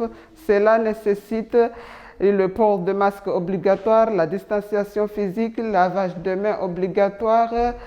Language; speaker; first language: French; non-native, local second language; Comorian